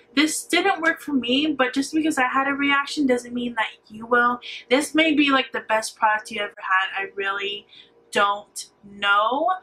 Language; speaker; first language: English; native; English